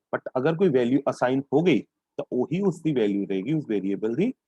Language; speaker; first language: Hindi; non-native, local second language; Punjabi